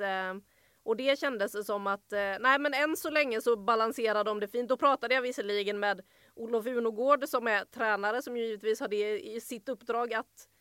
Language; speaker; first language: Swedish; native; Swedish